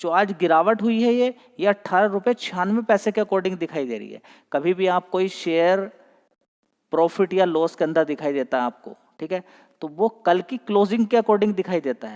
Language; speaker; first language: Hindi; native; Hindi